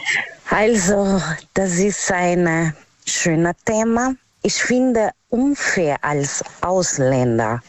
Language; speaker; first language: German; non-native, learner; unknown